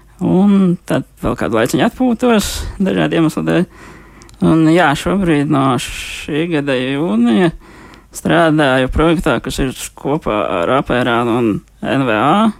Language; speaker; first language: Latvian; native; Latvian